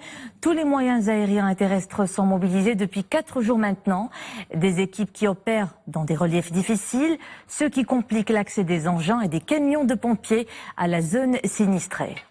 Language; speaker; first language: French; non-native, local second language; Arabic